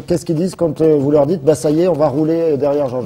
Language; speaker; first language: French; native; French